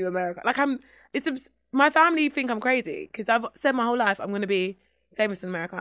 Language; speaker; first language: English; native; English